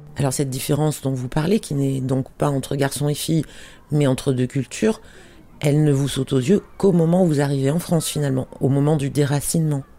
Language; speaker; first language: French; native; French